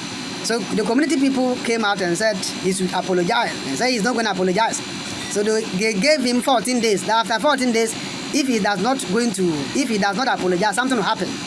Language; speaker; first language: English; non-native, local second language; Akan